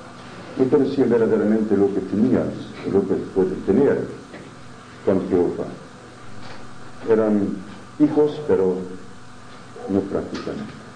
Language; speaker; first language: Spanish; non-native, fluent; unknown